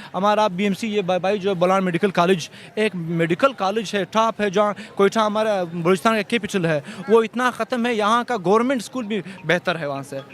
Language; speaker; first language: Urdu; non-native, local second language; Pashto